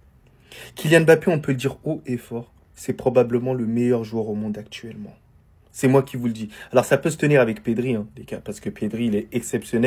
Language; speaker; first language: French; native; French